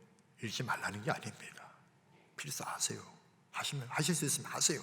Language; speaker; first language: Korean; native; Korean